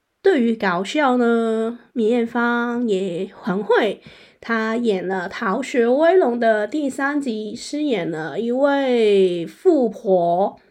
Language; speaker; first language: Chinese; non-native, local second language; Cantonese